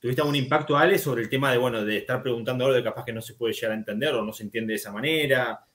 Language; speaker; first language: Spanish; native; Spanish